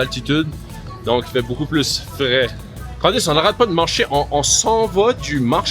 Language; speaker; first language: French; native; French